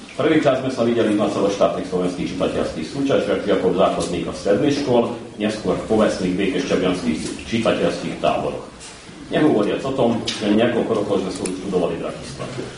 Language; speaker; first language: Slovak; early bilingual, heritage; Slovak